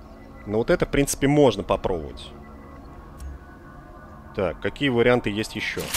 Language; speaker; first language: Russian; native; Russian